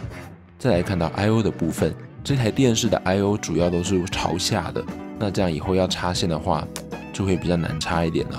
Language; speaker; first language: Chinese; native; Chinese